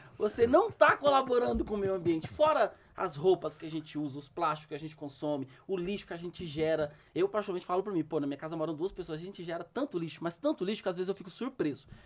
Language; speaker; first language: Portuguese; native; Portuguese